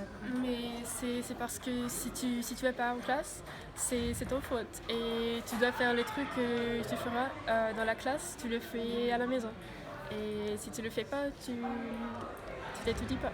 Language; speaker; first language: French; non-native, learner; Finnish